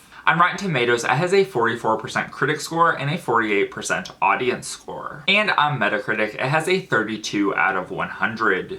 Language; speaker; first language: English; native; English